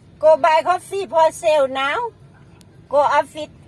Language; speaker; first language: English; non-native, learner; Thai